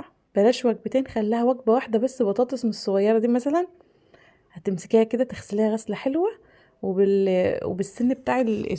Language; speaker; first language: Arabic; native; Arabic